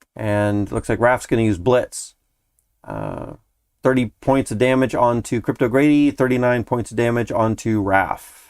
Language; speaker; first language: English; native; English